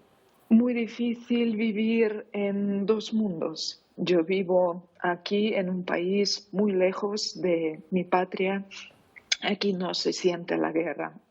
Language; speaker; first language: Spanish; non-native, fluent; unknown